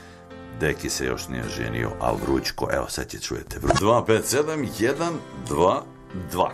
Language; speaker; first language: Serbian; native; Serbian